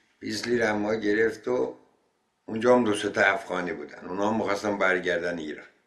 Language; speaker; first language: Persian; non-native, local second language; Azerbaijani